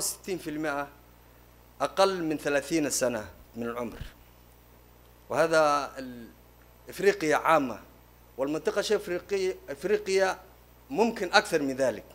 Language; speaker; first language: Arabic; non-native, local second language; Somali